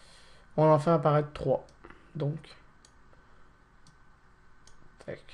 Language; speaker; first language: French; native; French